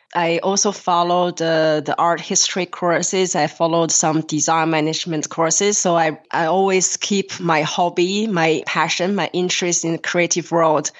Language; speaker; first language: English; non-native, fluent; Chinese